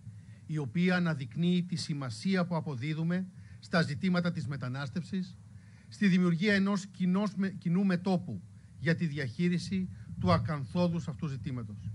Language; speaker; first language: Greek; native; Greek